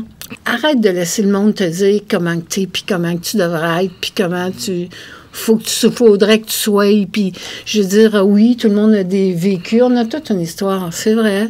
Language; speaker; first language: French; native; French